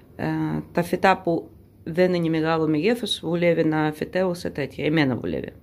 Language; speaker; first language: Greek; non-native, fluent; Russian